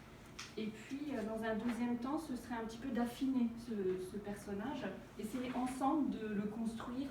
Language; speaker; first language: French; native; French